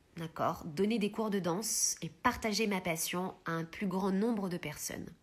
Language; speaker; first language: French; early bilingual, heritage; Italian